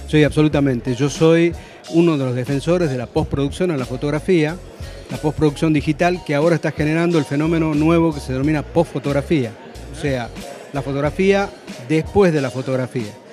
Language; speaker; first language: Spanish; native; Spanish